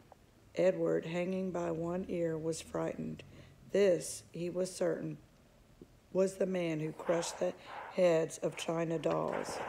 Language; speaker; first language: English; native; English